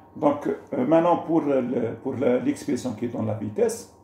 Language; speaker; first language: French; non-native, local second language; Arabic